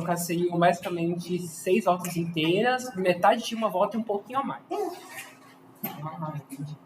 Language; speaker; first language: Portuguese; native; Portuguese